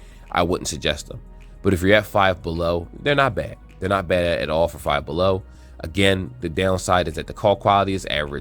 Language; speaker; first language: English; native; English